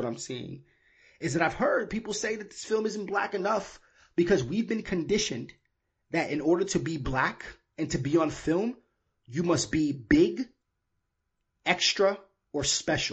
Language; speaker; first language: English; native; English